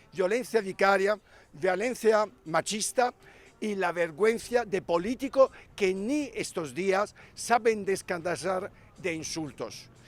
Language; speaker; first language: Spanish; non-native, fluent; Italian